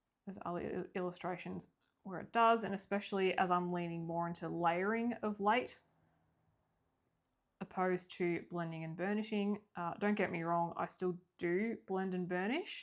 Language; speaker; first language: English; native; English